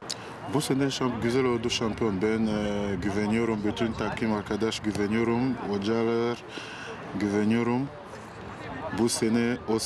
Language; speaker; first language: Turkish; non-native, learner; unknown